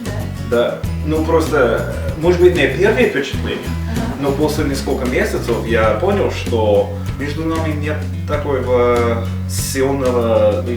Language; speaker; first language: Russian; non-native, fluent; English